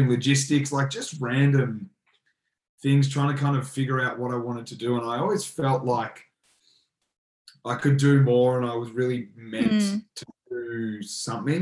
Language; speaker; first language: English; native; English